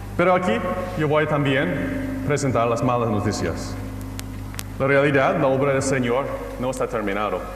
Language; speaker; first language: Spanish; non-native, fluent; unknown